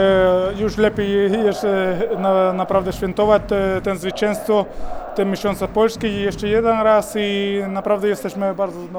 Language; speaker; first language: Polish; non-native, fluent; Spanish